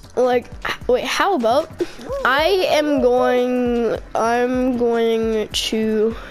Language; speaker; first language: English; native; English